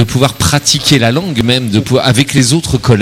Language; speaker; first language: French; native; French